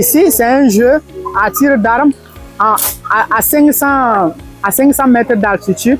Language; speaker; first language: French; non-native, fluent; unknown